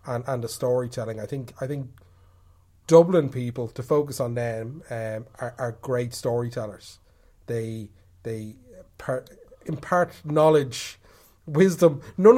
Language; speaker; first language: English; native; English